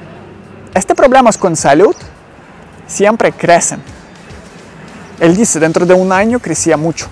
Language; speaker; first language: Spanish; non-native, learner; Ukrainian